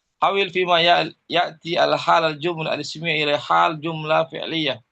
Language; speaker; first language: Arabic; non-native, fluent; Indonesian